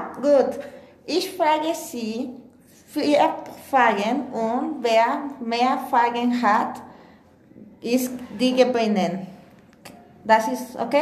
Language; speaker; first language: German; non-native, learner; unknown